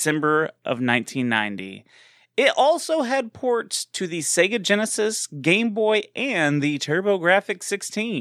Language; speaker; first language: English; native; English